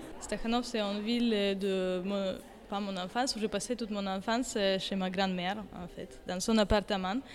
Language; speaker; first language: French; non-native, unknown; Ukrainian